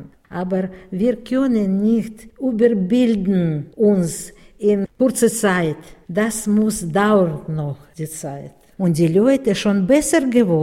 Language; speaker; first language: German; non-native, learner; Russian